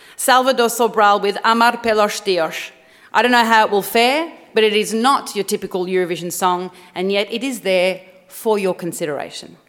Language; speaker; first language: English; early bilingual, other home language; French